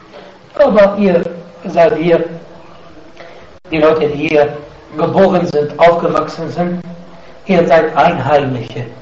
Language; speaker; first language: German; non-native, fluent; Arabic